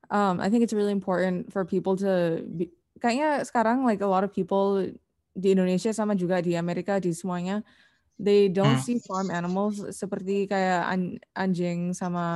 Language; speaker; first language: Indonesian; non-native, learner; English